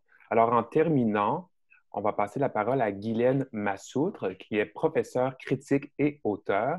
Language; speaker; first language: French; native; French